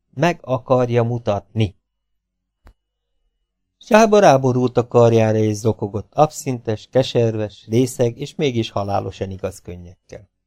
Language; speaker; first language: Hungarian; native; Hungarian